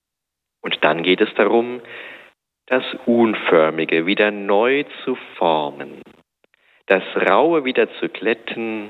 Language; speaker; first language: German; native; German